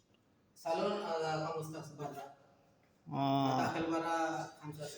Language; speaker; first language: Arabic; non-native, learner; Bangla